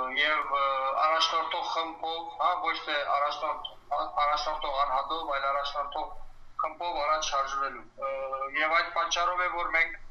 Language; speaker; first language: Armenian; early bilingual, heritage; Armenian